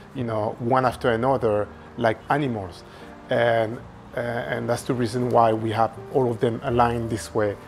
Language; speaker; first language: English; non-native, fluent; French